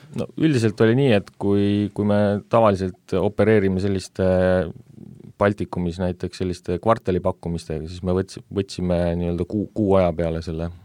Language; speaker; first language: Estonian; native; Estonian